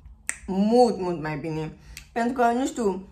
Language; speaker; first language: Romanian; non-native, learner; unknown